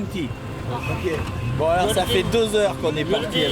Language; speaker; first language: French; native; French